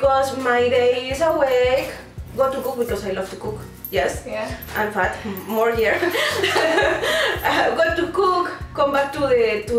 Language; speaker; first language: English; non-native, learner; Spanish